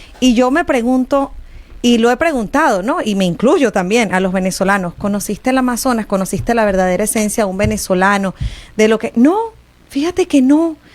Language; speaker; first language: Spanish; native; Spanish